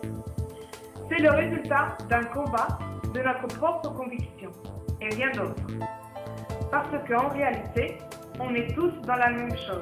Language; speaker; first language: French; non-native, learner; Spanish